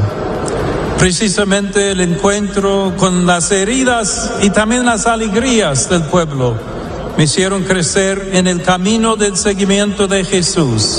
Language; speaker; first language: Spanish; non-native, fluent; English